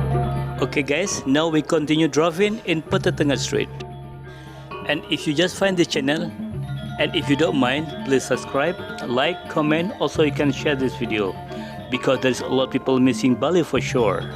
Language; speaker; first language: English; non-native, local second language; Indonesian